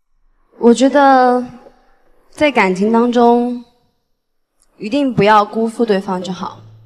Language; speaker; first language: Chinese; native; Chinese